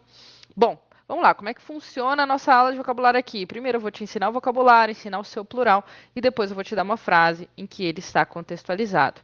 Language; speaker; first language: Portuguese; native; Portuguese